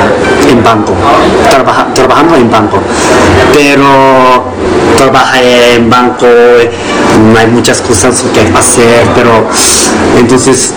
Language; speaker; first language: Spanish; non-native, learner; Japanese